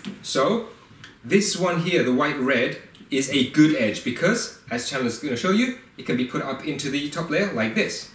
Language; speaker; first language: English; native; English